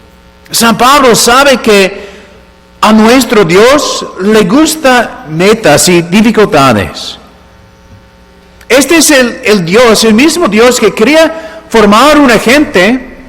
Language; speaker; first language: Spanish; non-native, fluent; English